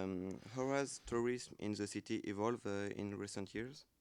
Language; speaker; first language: English; non-native, learner; French